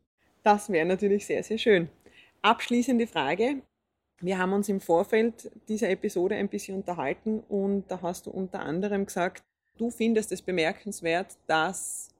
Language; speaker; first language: German; native; German